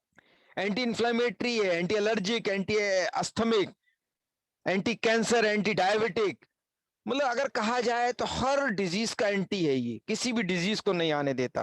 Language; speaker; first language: Hindi; native; Hindi